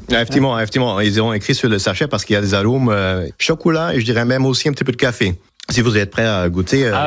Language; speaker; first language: French; non-native, local second language; Dutch